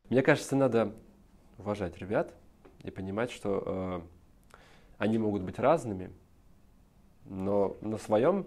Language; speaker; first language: Russian; native; Russian